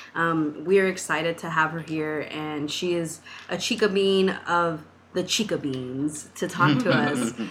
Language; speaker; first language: English; early bilingual, other home language; Spanish